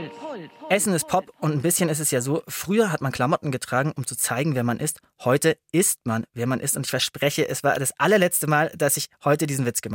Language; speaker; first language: German; native; German